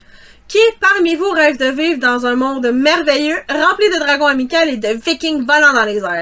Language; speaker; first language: French; native; French